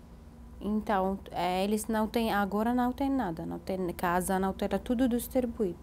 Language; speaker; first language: Portuguese; non-native, learner; Arabic